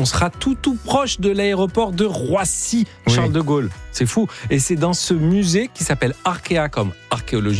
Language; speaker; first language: French; native; French